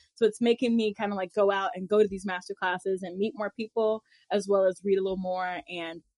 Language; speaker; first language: English; native; English